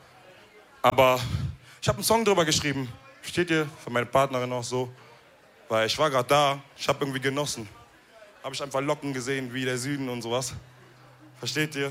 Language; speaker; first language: German; early bilingual, other home language; Wolof